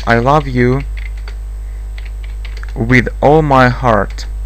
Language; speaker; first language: English; non-native, fluent; Russian